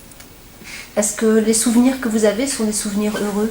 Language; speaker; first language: French; native; French